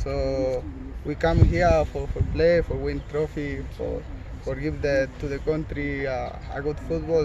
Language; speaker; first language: English; non-native, learner; Spanish